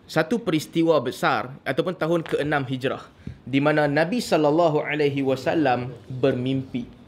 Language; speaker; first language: Malay; native; Malay